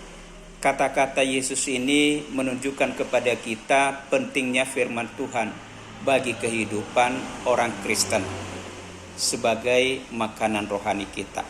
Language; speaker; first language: Indonesian; native; Indonesian